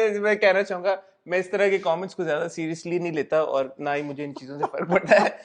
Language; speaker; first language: Urdu; native; Urdu